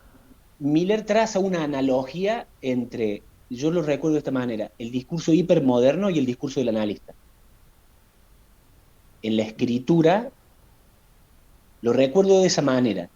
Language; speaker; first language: Spanish; native; Spanish